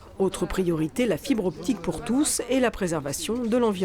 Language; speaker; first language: French; native; French